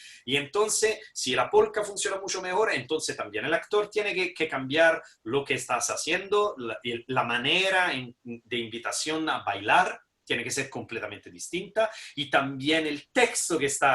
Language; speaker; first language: Spanish; non-native, fluent; Italian